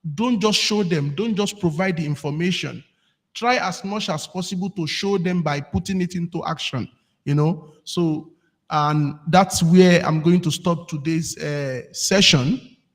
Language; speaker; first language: English; non-native, local second language; Yoruba